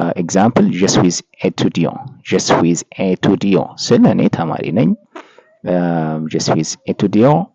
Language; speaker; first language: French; non-native, fluent; Amharic